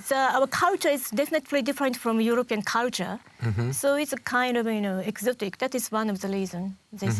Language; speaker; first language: English; non-native, learner; Japanese